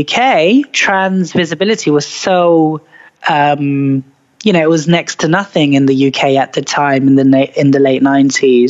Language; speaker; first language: English; native; English